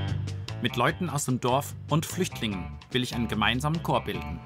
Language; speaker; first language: German; native; German